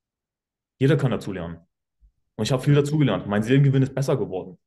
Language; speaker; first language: German; native; German